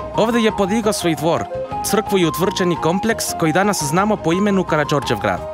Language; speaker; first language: Croatian; non-native, fluent; Spanish